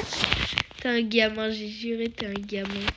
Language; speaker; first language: French; native; French